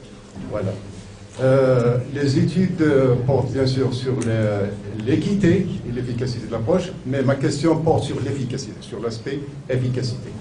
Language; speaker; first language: French; non-native, local second language; Arabic